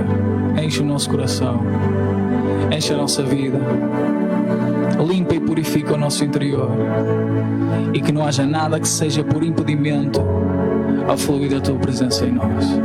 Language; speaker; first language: Portuguese; native; Portuguese